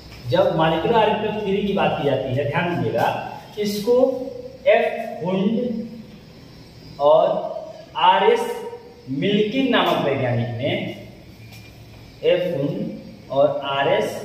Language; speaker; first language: Hindi; native; Hindi